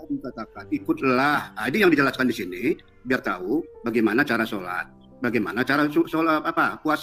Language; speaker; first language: Indonesian; native; Indonesian